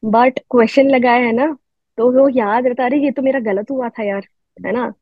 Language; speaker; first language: Hindi; non-native, local second language; Gujarati